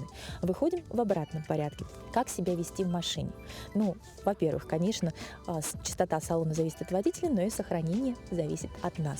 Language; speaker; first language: Russian; native; Russian